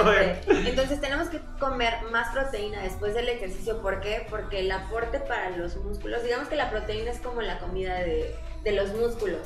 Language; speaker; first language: Spanish; native; Spanish